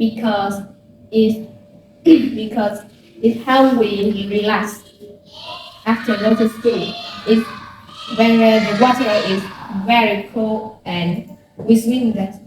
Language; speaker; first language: English; non-native, learner; Vietnamese